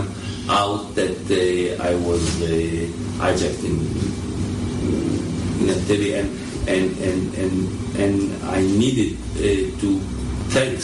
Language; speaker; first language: English; early bilingual, other home language; French